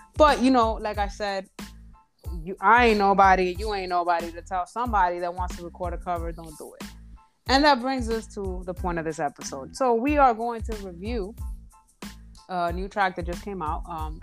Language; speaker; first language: English; early bilingual, other home language; Spanish